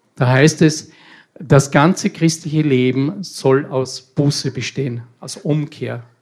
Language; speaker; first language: German; native; German